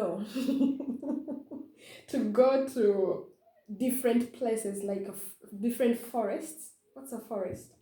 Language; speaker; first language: English; non-native, fluent; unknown